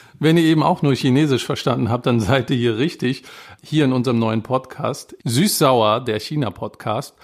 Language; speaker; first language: German; native; German